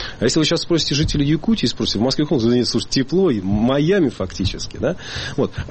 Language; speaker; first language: Russian; native; Russian